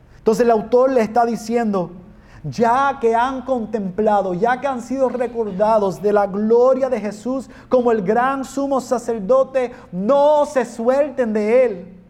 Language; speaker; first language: Spanish; non-native, fluent; English